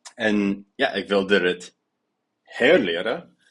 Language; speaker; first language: Dutch; non-native, fluent; English